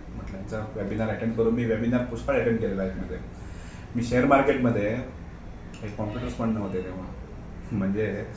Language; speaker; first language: Marathi; non-native, local second language; Konkani